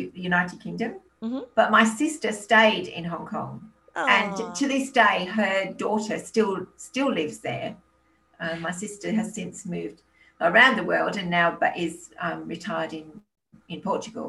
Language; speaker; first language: English; native; English